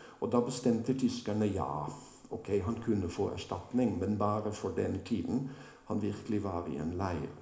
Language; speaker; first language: Norwegian; non-native, fluent; German